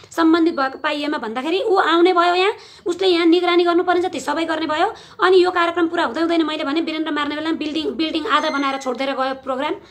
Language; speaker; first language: Nepali; native; Nepali